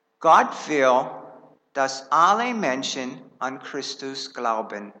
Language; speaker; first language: German; non-native, fluent; English